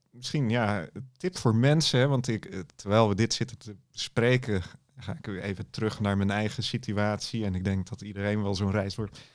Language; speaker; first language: Dutch; native; Dutch